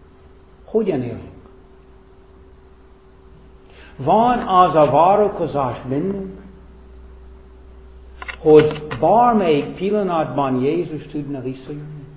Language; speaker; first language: Hungarian; non-native, fluent; English